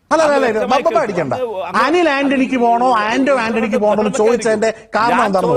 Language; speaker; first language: Malayalam; native; Malayalam